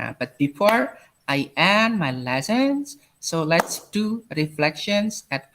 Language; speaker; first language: English; non-native, learner; Indonesian